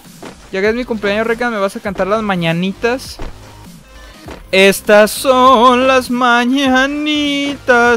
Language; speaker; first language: Spanish; native; Spanish